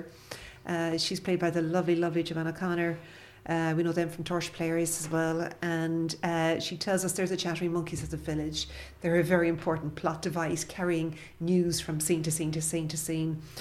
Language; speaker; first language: English; native; English